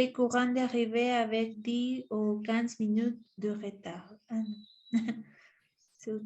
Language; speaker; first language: French; non-native, learner; Spanish